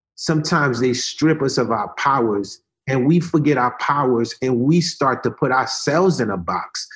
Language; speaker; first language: English; early bilingual, other home language; Haitian Creole